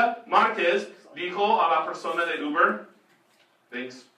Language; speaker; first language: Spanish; non-native, fluent; English